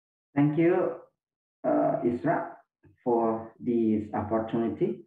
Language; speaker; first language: English; non-native, fluent; Indonesian